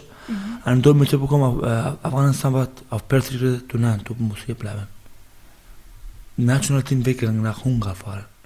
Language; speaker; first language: German; non-native, learner; Baluchi